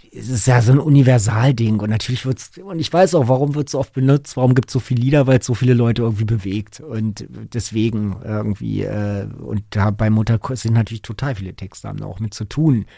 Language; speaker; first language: German; native; German